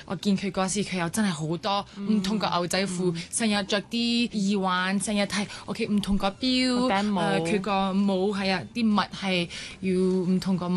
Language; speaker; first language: Cantonese; early bilingual, other home language; French